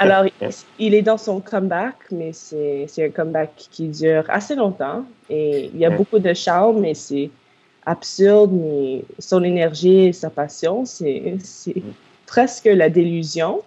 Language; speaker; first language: French; non-native, local second language; English